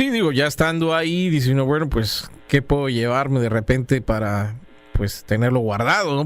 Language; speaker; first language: Spanish; native; Spanish